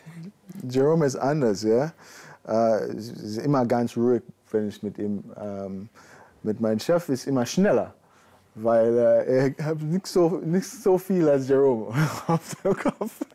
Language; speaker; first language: German; non-native, learner; English